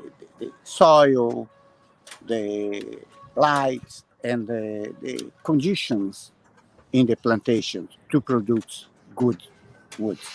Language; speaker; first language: English; non-native, learner; Portuguese